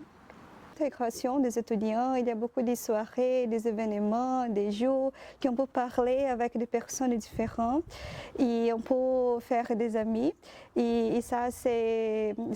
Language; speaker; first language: French; non-native, learner; Portuguese